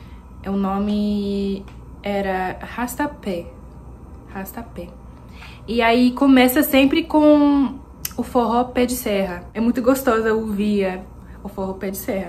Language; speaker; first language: Portuguese; non-native, fluent; French